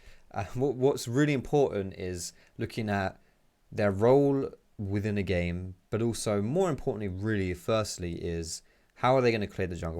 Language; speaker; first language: English; native; English